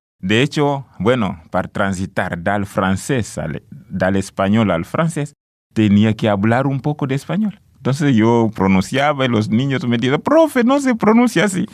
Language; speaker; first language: Spanish; non-native, fluent; Swahili